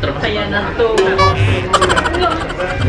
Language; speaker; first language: Indonesian; non-native, learner; Japanese